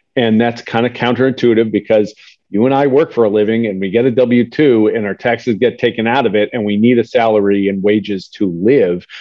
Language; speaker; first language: English; native; English